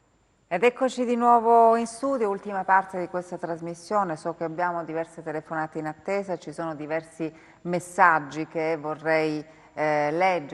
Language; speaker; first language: Italian; native; Italian